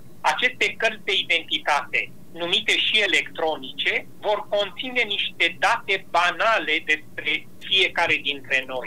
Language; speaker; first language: Romanian; native; Romanian